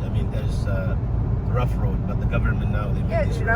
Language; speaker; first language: English; non-native, fluent; Arabic